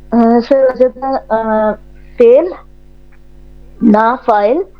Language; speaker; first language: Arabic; non-native, learner; Urdu